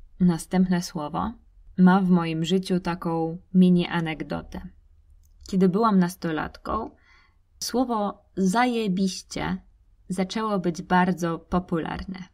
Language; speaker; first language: Polish; native; Polish